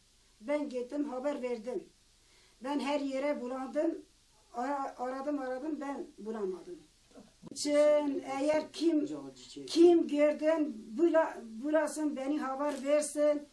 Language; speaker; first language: Turkish; non-native, local second language; Kurdish